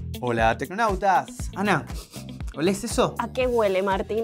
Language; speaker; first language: Spanish; native; Spanish